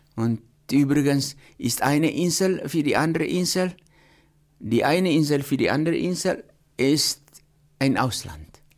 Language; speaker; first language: German; non-native, fluent; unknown